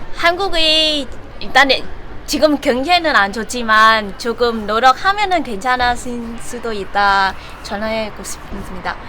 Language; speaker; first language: Korean; non-native, fluent; Vietnamese